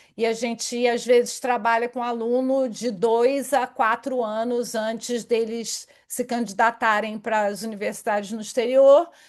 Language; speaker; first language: Portuguese; native; Portuguese